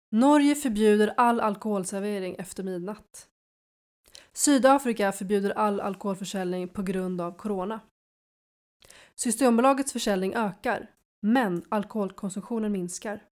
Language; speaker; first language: Swedish; native; Swedish